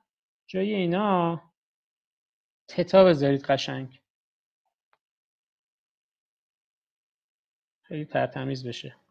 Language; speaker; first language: Persian; native; Persian